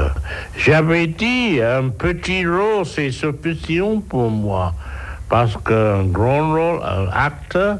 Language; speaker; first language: French; non-native, learner; English